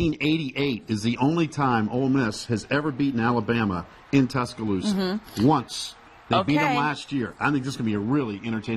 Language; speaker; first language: English; native; English